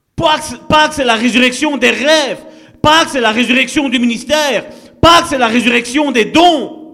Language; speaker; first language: French; non-native, fluent; Italian